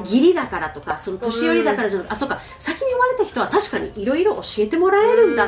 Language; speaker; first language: Japanese; non-native, fluent; English